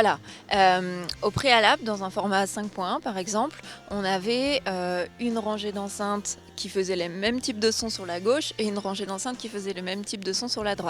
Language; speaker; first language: French; native; French